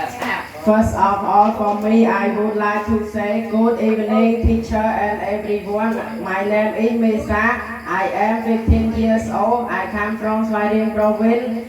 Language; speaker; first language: English; non-native, learner; Khmer